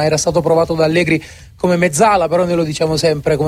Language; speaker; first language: Italian; native; Italian